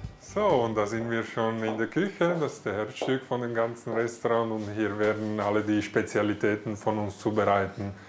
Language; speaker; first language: German; non-native, fluent; Slovak